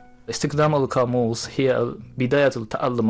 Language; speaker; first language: Arabic; non-native, fluent; Japanese